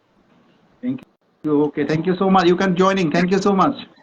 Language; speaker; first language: English; non-native, learner; Bangla